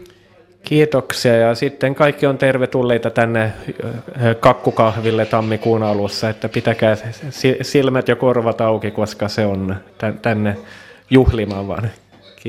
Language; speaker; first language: Finnish; non-native, local second language; Swedish